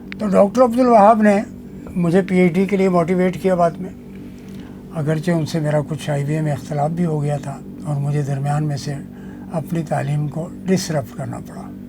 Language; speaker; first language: Urdu; non-native, local second language; Saraiki